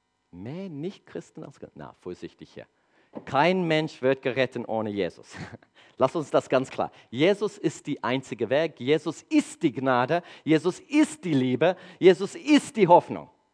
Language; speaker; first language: German; non-native, learner; English